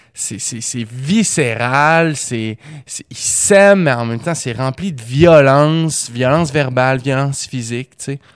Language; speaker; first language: French; native; French